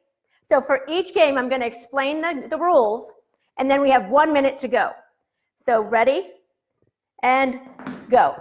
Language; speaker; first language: English; native; English